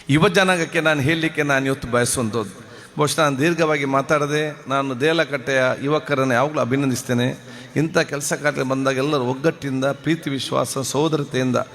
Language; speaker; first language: Kannada; non-native, local second language; Malayalam